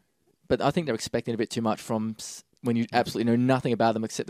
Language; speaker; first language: English; native; English